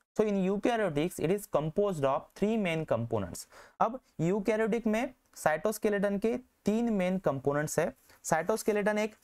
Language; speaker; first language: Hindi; non-native, local second language; Marathi